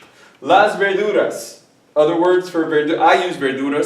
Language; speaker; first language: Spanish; non-native, fluent; English